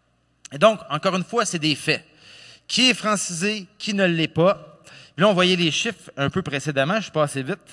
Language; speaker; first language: French; native; French